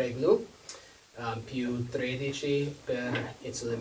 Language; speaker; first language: Italian; non-native, learner; English